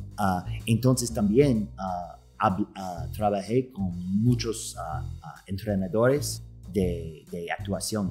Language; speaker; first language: Spanish; non-native, fluent; English